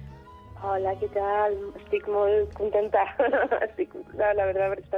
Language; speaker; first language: Catalan; non-native, learner; Spanish